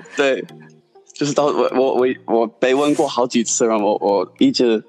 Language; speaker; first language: Chinese; non-native, fluent; English